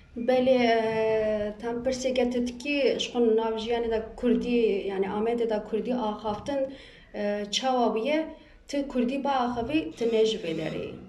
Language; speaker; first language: Kurdish; non-native, local second language; Turkish